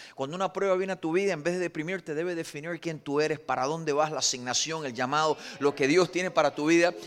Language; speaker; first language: Spanish; native; Spanish